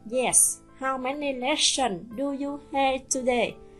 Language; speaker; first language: English; non-native, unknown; Vietnamese